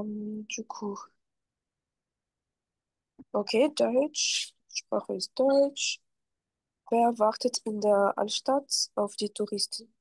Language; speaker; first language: German; non-native, fluent; French